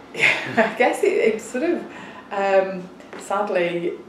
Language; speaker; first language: English; native; English